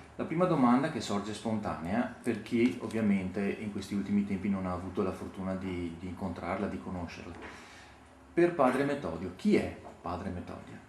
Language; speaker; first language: Italian; native; Italian